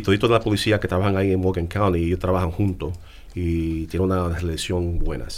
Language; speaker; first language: Spanish; early bilingual, heritage; English